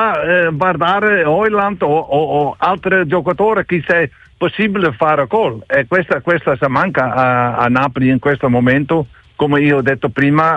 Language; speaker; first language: Italian; non-native, learner; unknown